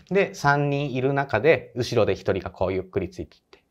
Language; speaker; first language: Japanese; native; Japanese